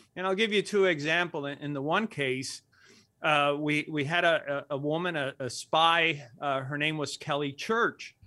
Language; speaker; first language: English; early bilingual, other home language; Spanish